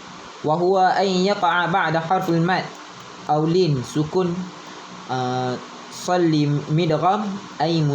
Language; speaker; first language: Arabic; non-native, learner; Malay